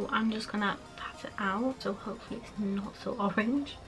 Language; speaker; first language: English; native; English